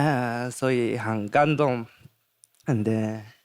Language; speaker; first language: Chinese; non-native, fluent; Thai